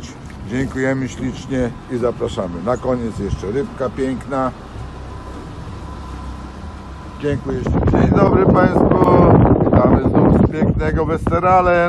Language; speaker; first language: Polish; native; Polish